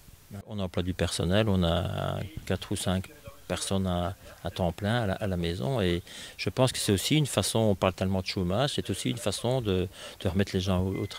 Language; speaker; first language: French; native; French